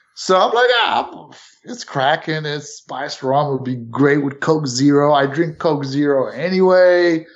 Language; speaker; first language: English; early bilingual, other home language; Romanian